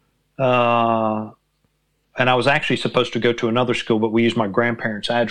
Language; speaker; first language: English; native; English